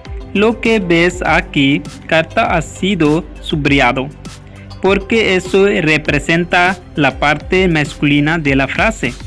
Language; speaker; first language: Spanish; non-native, learner; Hindi